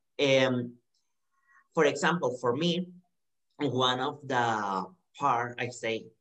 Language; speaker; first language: English; non-native, learner; Spanish